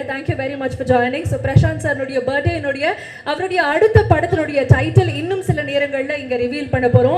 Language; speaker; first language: Tamil; native; Tamil